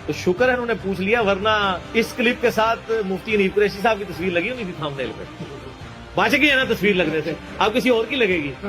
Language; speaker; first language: Urdu; non-native, local second language; Punjabi